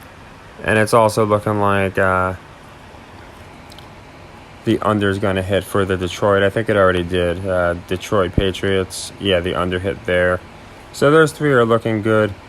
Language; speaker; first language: English; native; English